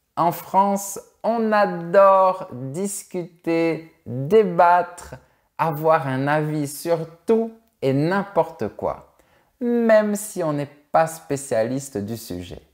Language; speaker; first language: French; native; French